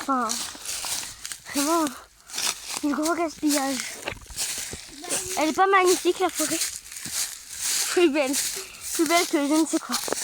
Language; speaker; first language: French; native; French